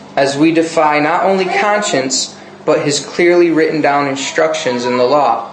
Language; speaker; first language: English; native; English